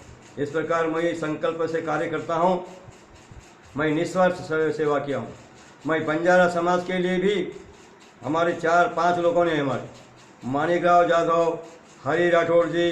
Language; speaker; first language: Hindi; non-native, local second language; Lambadi